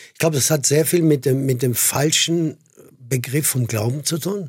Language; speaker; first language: German; non-native, fluent; Persian